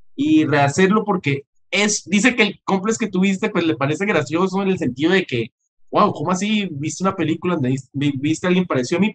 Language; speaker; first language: Spanish; native; Spanish